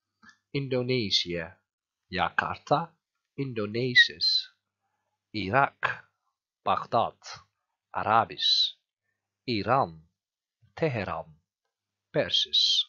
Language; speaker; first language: Dutch; non-native, fluent; Turkish